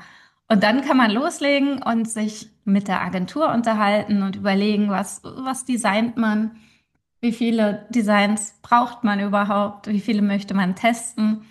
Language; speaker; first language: German; native; German